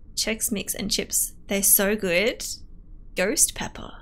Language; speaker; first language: English; native; English